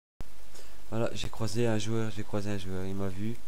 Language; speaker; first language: French; native; French